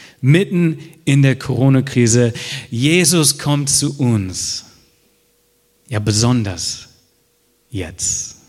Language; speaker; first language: German; non-native, fluent; English